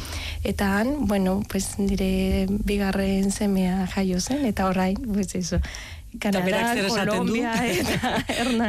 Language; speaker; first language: Basque; non-native, learner; Spanish